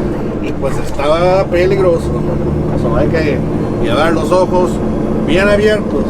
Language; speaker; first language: Spanish; early bilingual, heritage; Spanish